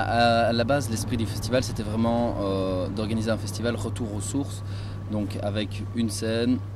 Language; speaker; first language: French; native; French